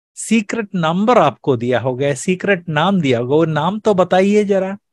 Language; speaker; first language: Hindi; non-native, local second language; Malayalam